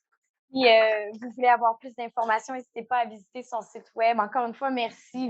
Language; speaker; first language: French; native; French